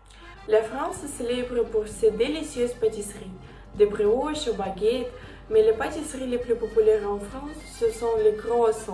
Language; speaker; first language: French; non-native, learner; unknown